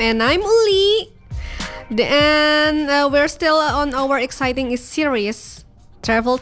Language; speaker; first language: English; non-native, learner; Indonesian